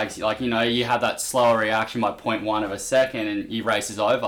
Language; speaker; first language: English; native; English